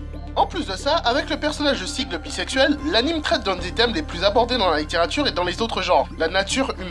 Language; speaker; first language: French; native; French